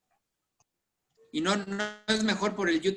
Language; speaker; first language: Spanish; native; Spanish